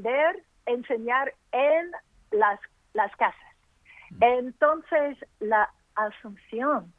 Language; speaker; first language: Spanish; early bilingual, heritage; English